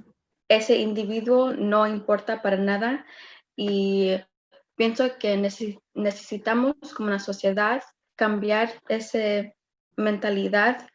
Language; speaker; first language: Spanish; early bilingual, other home language; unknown